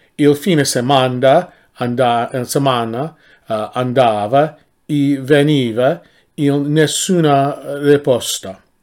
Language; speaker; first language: Italian; non-native, learner; English